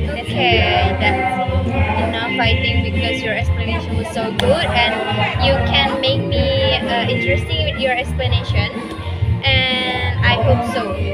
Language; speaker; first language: English; non-native, learner; Indonesian